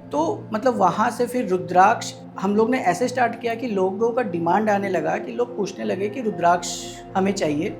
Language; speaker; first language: Hindi; non-native, local second language; Tamil